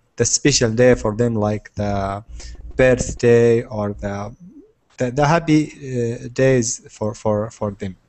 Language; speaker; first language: English; non-native, learner; Arabic